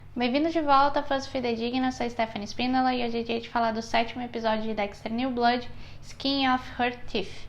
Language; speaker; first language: Portuguese; native; Portuguese